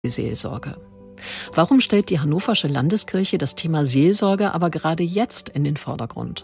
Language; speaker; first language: German; native; German